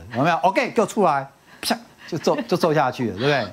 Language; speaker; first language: Chinese; native; Chinese